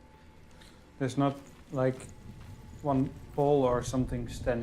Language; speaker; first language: English; non-native, fluent; Dutch